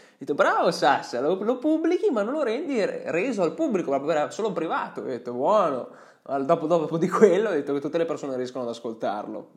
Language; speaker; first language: Italian; early bilingual, other home language; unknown